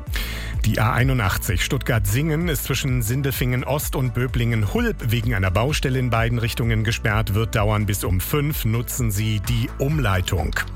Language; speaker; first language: German; native; German